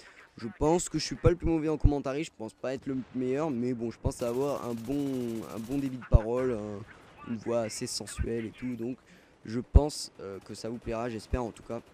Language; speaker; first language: French; native; French